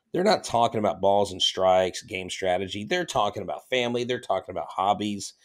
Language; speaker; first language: English; native; English